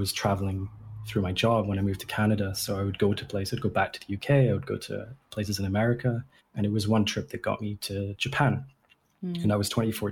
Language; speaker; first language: English; native; English